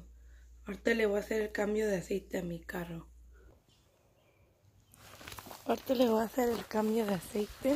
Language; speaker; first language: Spanish; early bilingual, other home language; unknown